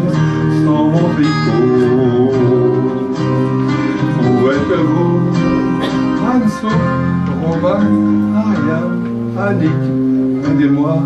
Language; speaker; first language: French; native; French